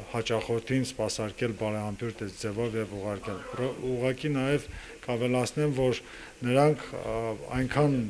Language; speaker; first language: Armenian; native; Armenian